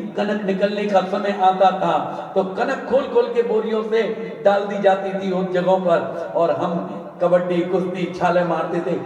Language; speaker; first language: Hindi; non-native, local second language; Punjabi